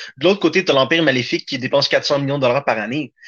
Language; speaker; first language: French; native; French